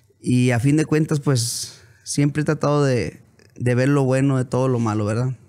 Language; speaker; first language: Spanish; native; Spanish